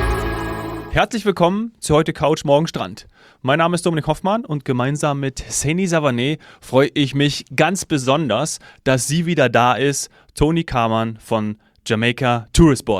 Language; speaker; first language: German; native; German